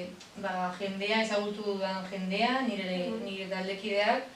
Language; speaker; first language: Basque; non-native, local second language; Spanish